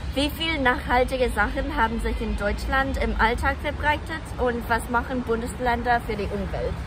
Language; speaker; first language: German; non-native, fluent; Japanese